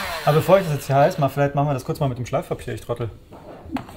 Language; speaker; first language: German; native; German